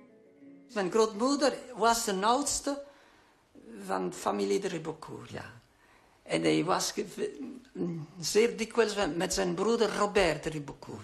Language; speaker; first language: Dutch; non-native, local second language; French